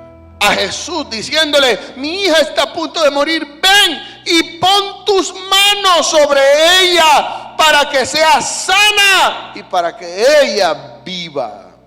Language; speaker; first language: Spanish; native; Spanish